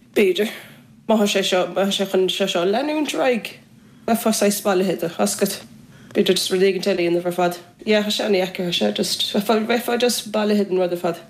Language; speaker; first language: Irish; native; Irish